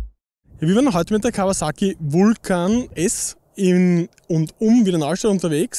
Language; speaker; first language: German; native; German